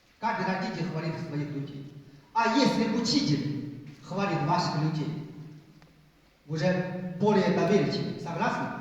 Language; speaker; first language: Russian; non-native, fluent; Chinese